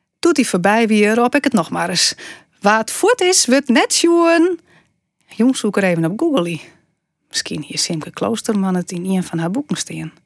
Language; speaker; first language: Dutch; native; Dutch